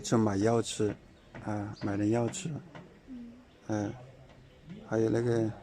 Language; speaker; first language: Chinese; native; Chinese